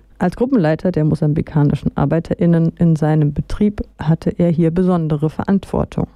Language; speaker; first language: German; native; German